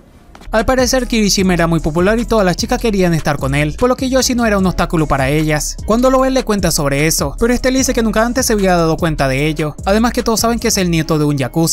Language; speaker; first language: Spanish; native; Spanish